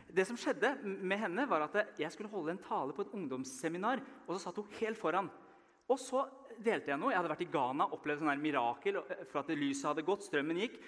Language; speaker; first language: Norwegian; early bilingual, other home language; Persian